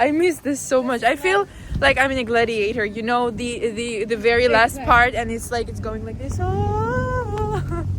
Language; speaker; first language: English; non-native, fluent; Georgian